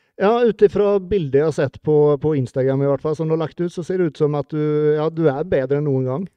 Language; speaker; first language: Norwegian; native; Norwegian